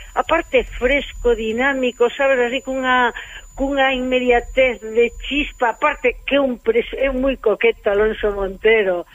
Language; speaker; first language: Galician; native; Galician